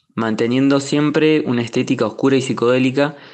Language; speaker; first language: Spanish; native; Spanish